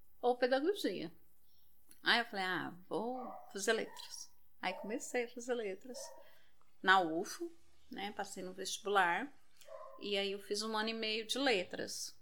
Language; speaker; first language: Portuguese; native; Portuguese